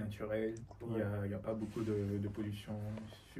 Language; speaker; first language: French; early bilingual, other home language; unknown